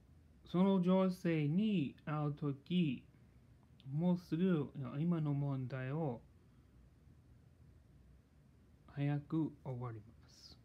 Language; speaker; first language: Japanese; non-native, learner; English